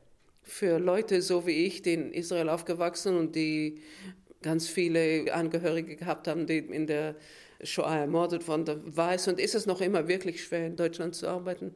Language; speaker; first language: German; non-native, fluent; Hebrew